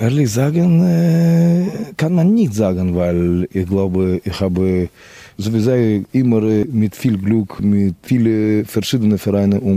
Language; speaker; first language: German; non-native, fluent; Russian